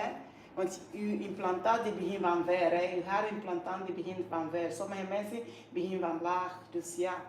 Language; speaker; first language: Dutch; non-native, fluent; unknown